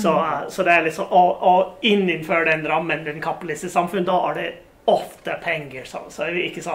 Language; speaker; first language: Norwegian; non-native, fluent; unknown